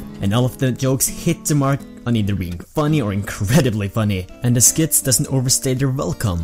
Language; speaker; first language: English; native; English